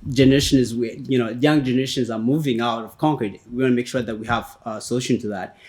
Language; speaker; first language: English; non-native, fluent; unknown